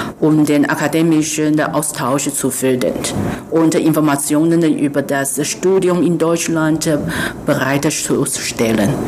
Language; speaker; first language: German; non-native, fluent; Chinese